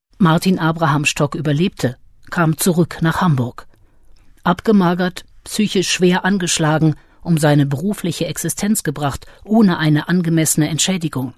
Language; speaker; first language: German; native; German